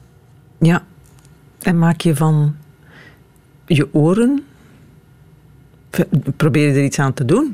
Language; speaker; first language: Dutch; native; Dutch